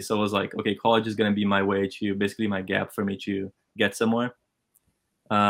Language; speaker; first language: English; non-native, fluent; Portuguese